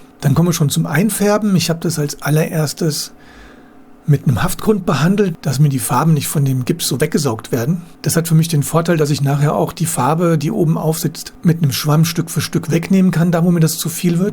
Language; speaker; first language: German; native; German